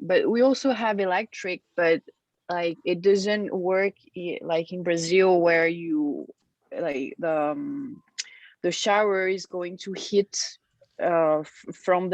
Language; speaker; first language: English; non-native, fluent; French